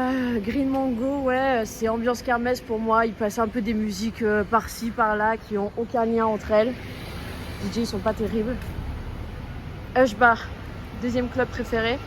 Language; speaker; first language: French; native; French